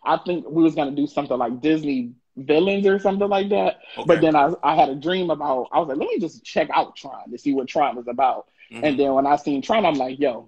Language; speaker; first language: English; native; English